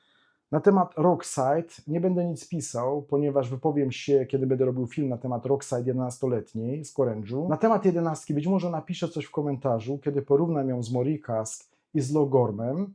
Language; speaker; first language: Polish; native; Polish